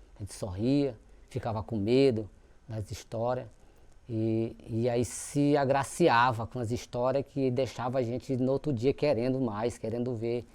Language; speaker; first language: Portuguese; non-native, local second language; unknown